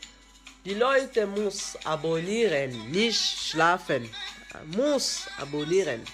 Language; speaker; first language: German; non-native, learner; French